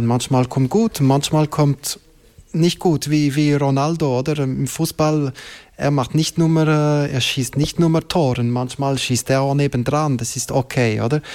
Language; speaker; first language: German; non-native, local second language; French